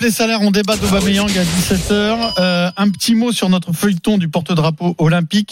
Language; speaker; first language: French; native; French